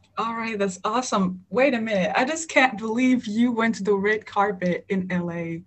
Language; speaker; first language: English; non-native, fluent; French